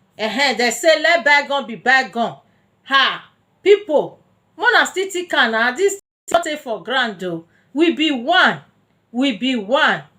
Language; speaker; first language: Nigerian Pidgin; non-native, local second language; Bini